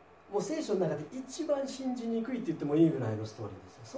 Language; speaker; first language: Japanese; native; Japanese